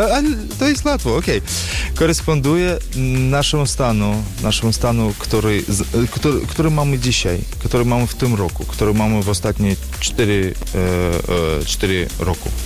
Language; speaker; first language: Polish; non-native, learner; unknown